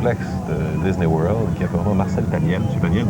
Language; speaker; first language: French; native; French